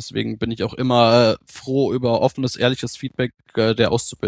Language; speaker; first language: German; native; German